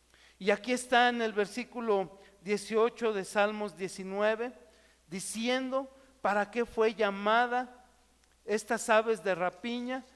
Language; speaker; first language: Spanish; native; Spanish